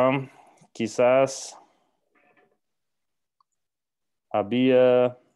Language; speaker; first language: Spanish; non-native, learner; English